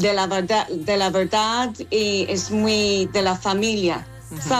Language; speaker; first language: Spanish; non-native, learner; English